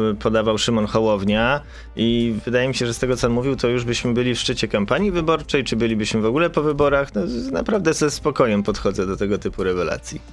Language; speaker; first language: Polish; native; Polish